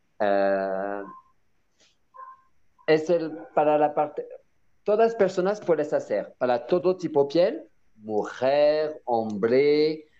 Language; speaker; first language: Spanish; non-native, learner; French